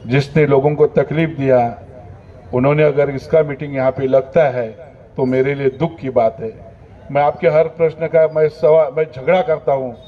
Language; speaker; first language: Hindi; non-native, local second language; Marathi